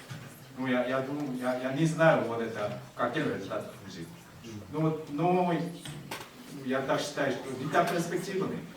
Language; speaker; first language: Russian; non-native, learner; Korean